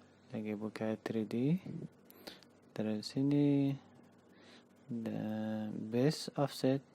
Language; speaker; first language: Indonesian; non-native, learner; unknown